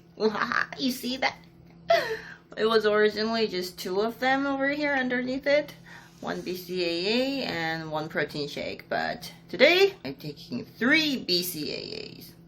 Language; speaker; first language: English; non-native, fluent; Korean